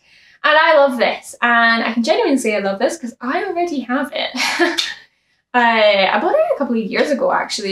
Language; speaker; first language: English; native; English